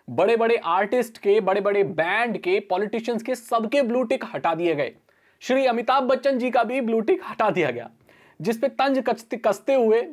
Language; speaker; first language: Hindi; native; Hindi